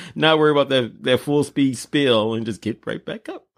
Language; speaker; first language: English; native; English